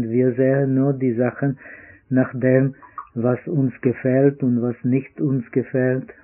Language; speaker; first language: German; non-native, fluent; Czech